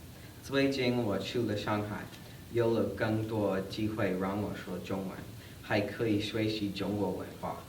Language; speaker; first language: Chinese; non-native, learner; English